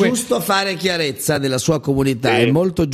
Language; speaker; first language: Italian; native; Italian